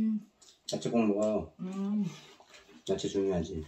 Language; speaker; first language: Vietnamese; non-native, learner; Korean